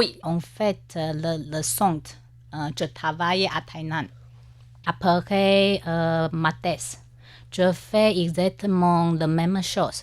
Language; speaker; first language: French; non-native, learner; Chinese